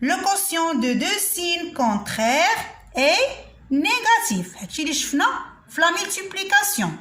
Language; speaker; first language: French; non-native, local second language; Arabic